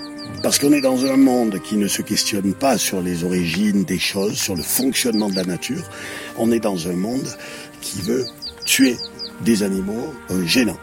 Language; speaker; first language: French; native; French